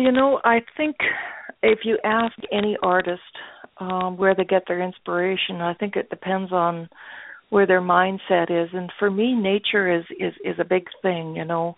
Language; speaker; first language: English; native; English